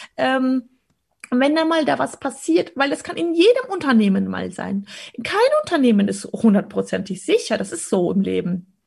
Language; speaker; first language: German; early bilingual, other home language; Polish